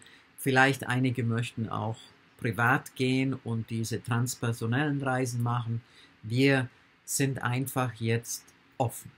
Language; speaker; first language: German; non-native, fluent; English